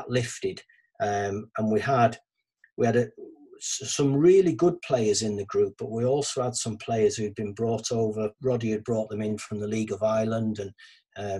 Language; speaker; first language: English; native; English